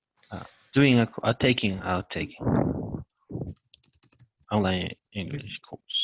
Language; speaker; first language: English; non-native, learner; Spanish